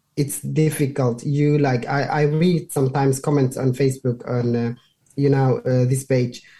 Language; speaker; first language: English; non-native, fluent; Somali